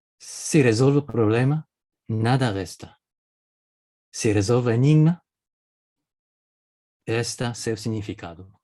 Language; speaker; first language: Portuguese; non-native, fluent; Japanese